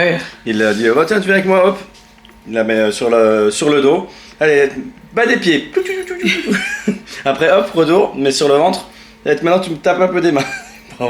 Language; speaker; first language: French; native; French